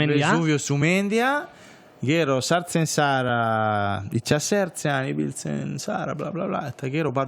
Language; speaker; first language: Basque; non-native, fluent; Italian